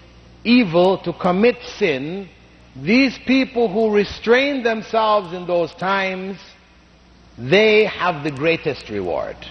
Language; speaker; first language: English; non-native, fluent; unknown